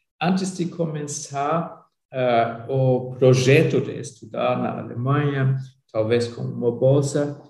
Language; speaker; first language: Portuguese; non-native, fluent; German